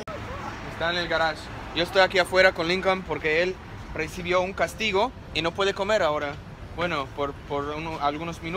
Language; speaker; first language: Spanish; non-native, fluent; English